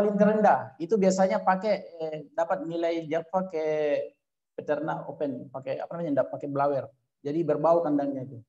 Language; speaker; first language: Indonesian; native; Indonesian